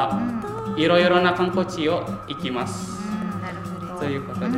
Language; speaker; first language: Japanese; non-native, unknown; Indonesian